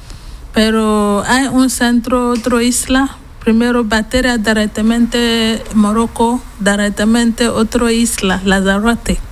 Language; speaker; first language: Spanish; non-native, learner; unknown